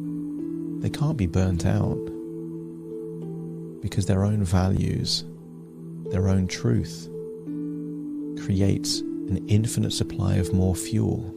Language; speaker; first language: English; native; English